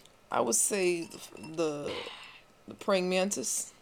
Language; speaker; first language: English; early bilingual, other home language; Spanish